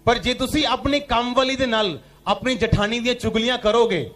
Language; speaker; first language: Hindi; non-native, local second language; Punjabi